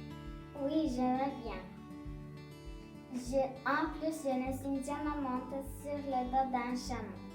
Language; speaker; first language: French; non-native, learner; Turkish